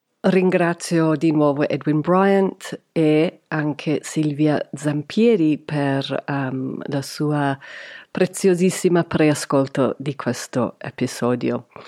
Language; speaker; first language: Italian; non-native, fluent; English